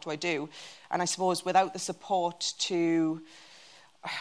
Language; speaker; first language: English; native; English